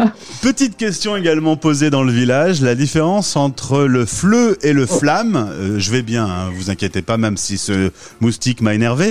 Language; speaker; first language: French; native; French